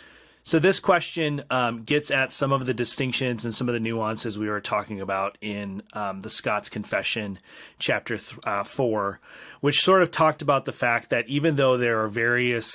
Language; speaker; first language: English; native; English